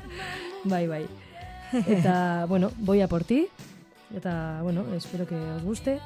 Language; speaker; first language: Basque; non-native, local second language; Spanish